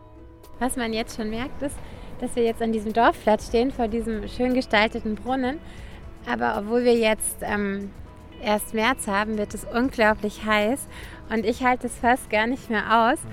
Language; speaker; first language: German; native; German